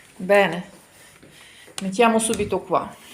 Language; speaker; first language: Italian; non-native, learner; Ukrainian